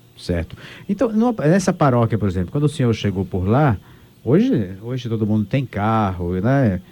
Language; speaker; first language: Portuguese; native; Portuguese